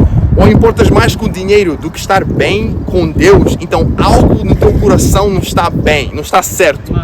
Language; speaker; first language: Portuguese; non-native, fluent; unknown